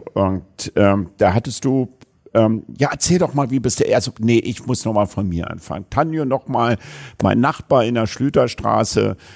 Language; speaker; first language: German; native; German